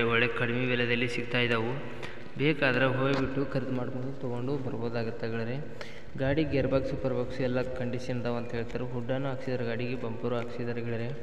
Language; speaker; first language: Kannada; native; Kannada